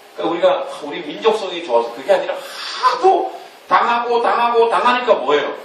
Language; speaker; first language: Korean; native; Korean